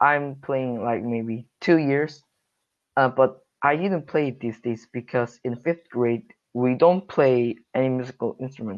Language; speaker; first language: English; non-native, learner; Korean